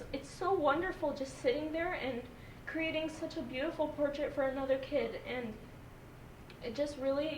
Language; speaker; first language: English; early bilingual, other home language; Urdu